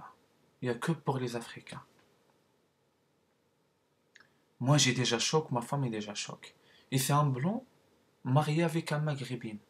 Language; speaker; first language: French; non-native, learner; Arabic